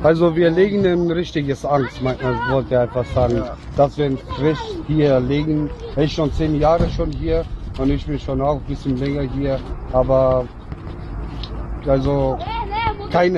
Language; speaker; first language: German; non-native, learner; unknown